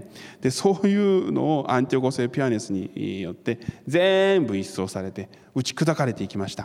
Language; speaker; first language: Japanese; non-native, fluent; Korean